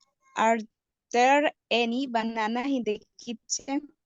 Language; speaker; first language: English; non-native, learner; Spanish